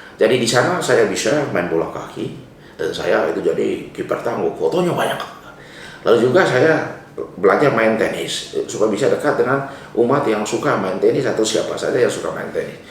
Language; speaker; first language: Indonesian; non-native, local second language; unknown